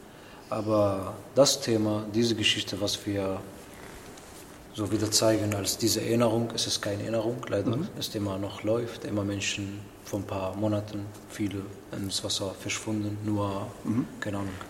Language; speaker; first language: German; non-native, learner; Arabic